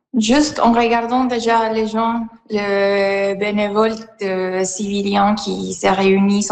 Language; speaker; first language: French; non-native, fluent; Spanish